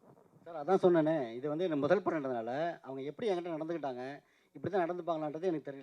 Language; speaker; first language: Tamil; native; Tamil